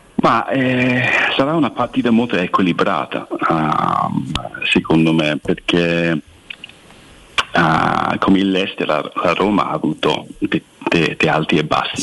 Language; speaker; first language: Italian; non-native, fluent; English